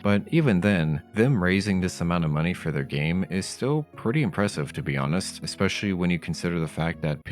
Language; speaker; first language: English; native; English